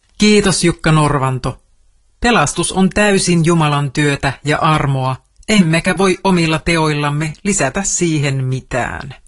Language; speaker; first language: Finnish; native; Finnish